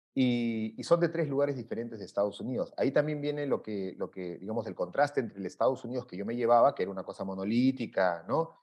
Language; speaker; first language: Spanish; native; Spanish